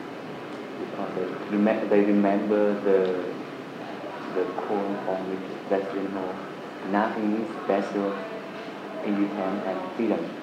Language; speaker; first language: English; non-native, learner; Vietnamese